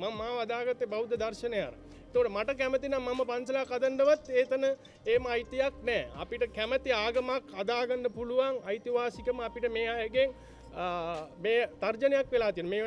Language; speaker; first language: Sinhala; non-native, local second language; Tamil